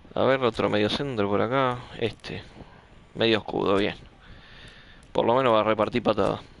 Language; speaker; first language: Spanish; native; Spanish